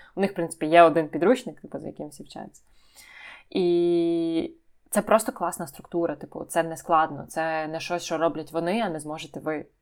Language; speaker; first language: Ukrainian; native; Ukrainian